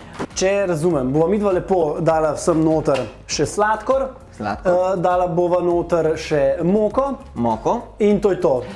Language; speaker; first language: Slovenian; native; Slovenian